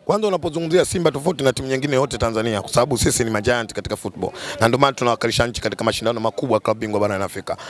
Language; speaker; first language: Swahili; native; Swahili